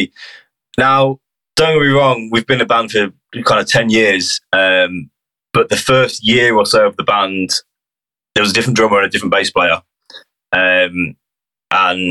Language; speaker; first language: English; native; English